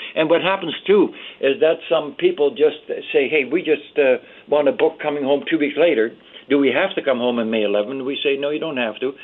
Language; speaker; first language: English; early bilingual, other home language; Dutch